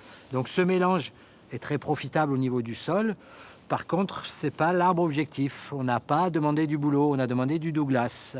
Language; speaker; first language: French; native; French